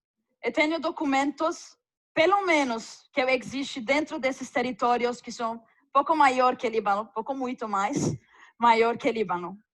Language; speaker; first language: Portuguese; non-native, fluent; Arabic